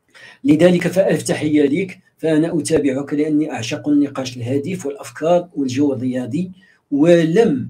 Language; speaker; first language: Arabic; native; Arabic